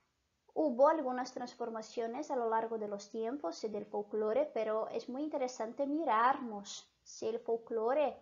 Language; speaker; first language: Spanish; non-native, fluent; Portuguese